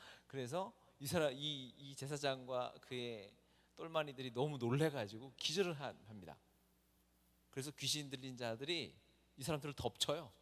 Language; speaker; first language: Korean; native; Korean